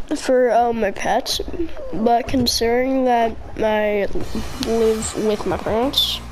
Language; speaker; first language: English; native; English